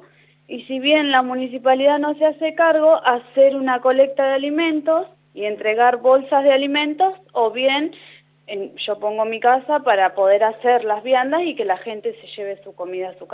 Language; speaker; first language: Spanish; native; Spanish